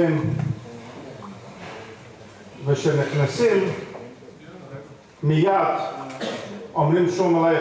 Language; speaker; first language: Hebrew; non-native, fluent; English